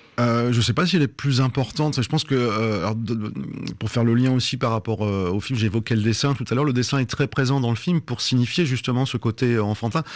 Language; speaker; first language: French; native; French